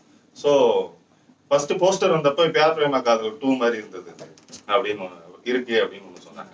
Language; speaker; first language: Tamil; native; Tamil